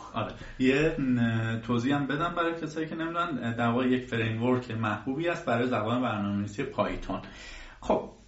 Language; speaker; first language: Persian; native; Persian